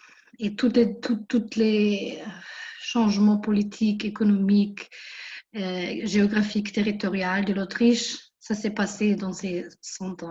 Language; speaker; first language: French; non-native, fluent; German